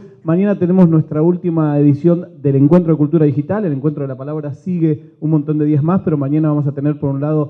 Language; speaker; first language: Spanish; native; Spanish